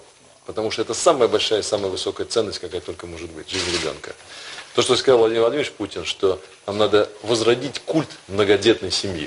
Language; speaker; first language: Russian; native; Russian